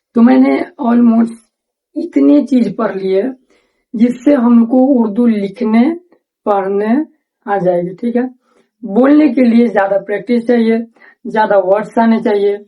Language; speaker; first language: Urdu; native; Urdu